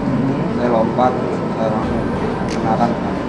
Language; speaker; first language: Indonesian; native; Indonesian